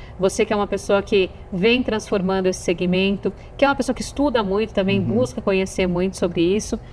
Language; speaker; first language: Portuguese; native; Portuguese